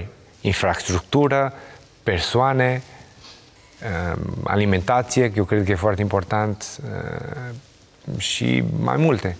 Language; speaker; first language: Romanian; non-native, learner; Portuguese